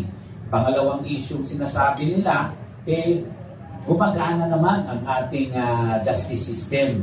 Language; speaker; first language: Filipino; native; Filipino